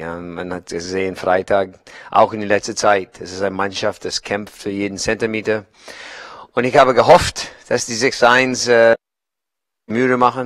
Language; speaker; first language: German; non-native, learner; English